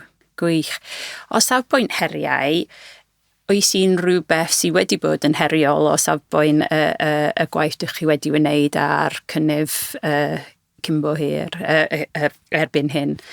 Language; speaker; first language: Welsh; non-native, fluent; English